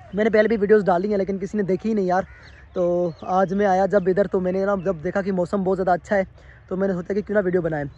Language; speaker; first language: Urdu; non-native, local second language; Sindhi